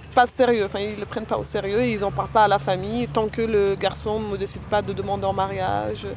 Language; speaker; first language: French; non-native, fluent; Persian